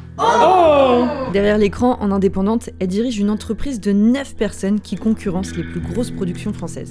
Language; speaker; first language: French; native; French